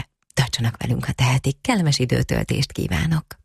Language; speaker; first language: Hungarian; native; Hungarian